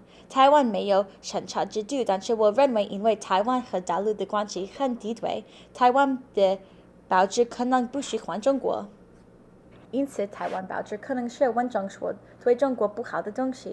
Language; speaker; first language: Chinese; non-native, learner; English